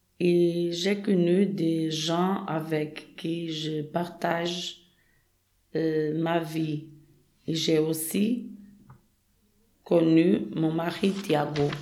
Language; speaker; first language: French; non-native, learner; Portuguese